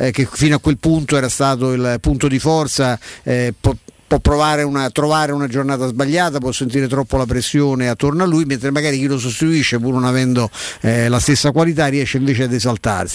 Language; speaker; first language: Italian; native; Italian